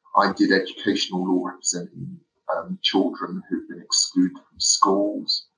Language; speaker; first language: English; native; English